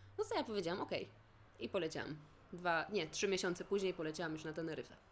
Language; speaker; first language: Polish; native; Polish